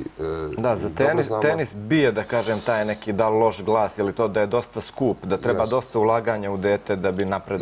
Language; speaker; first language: Croatian; native; Croatian